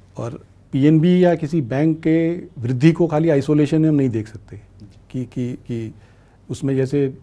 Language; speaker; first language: Hindi; native; Hindi